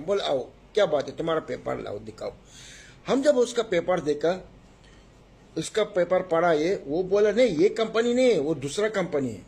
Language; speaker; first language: Hindi; non-native, learner; Arabic